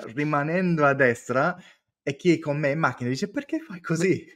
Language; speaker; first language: Italian; non-native, fluent; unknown